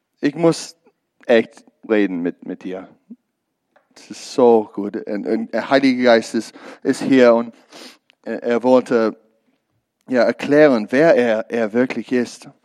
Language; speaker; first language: German; non-native, learner; English